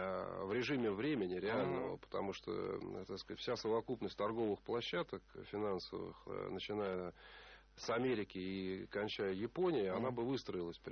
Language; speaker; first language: Russian; native; Russian